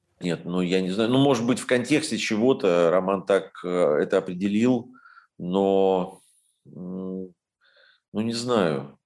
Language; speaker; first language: Russian; native; Russian